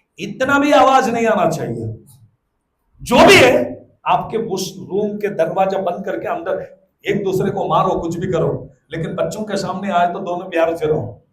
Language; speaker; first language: Hindi; non-native, local second language; Telugu